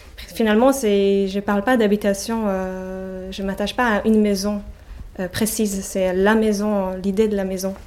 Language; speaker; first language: French; non-native, fluent; Hebrew